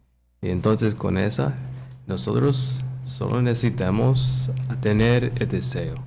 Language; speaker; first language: Spanish; non-native, learner; English